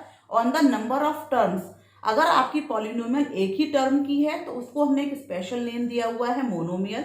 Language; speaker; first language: Hindi; native; Hindi